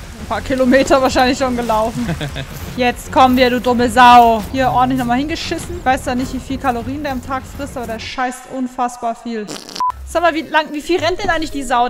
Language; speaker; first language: German; native; German